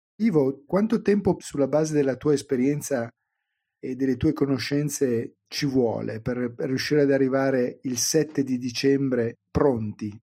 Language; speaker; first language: Italian; native; Italian